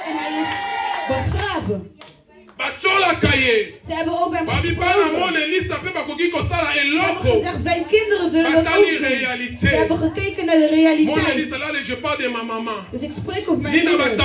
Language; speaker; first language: Dutch; non-native, learner; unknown